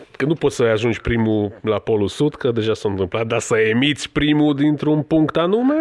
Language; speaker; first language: Romanian; non-native, local second language; Hungarian